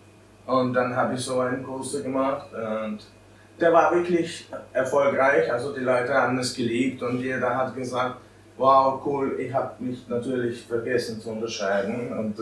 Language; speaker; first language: German; non-native, fluent; Albanian